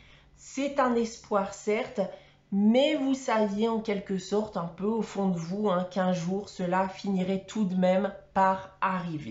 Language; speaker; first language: French; native; French